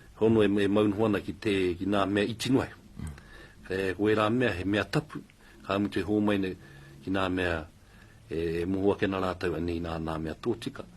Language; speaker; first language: Māori; native; Māori